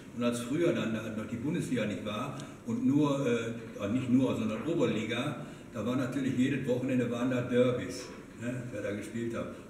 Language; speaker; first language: German; native; German